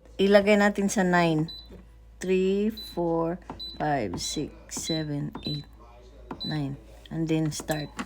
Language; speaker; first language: Filipino; non-native, local second language; Cebuano